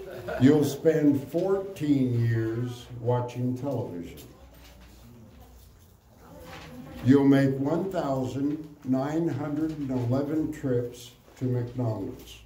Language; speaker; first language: English; native; English